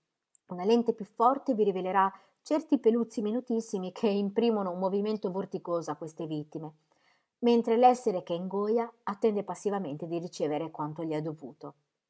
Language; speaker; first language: Italian; native; Italian